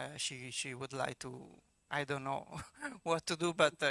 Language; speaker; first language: English; non-native, fluent; Italian